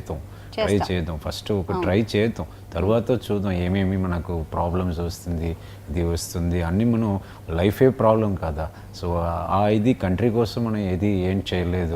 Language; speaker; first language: Telugu; non-native, learner; Tamil